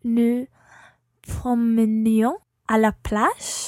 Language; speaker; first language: French; non-native, learner; English